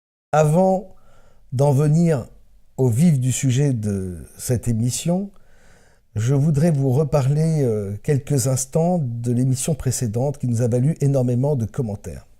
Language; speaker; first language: French; native; French